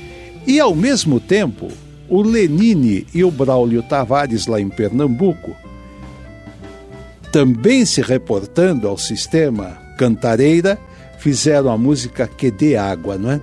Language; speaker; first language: Portuguese; native; Portuguese